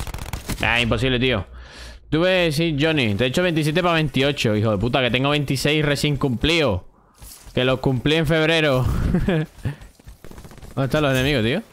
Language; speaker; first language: Spanish; native; Spanish